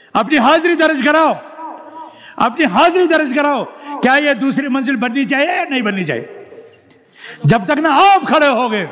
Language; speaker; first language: Urdu; non-native, local second language; Kashmiri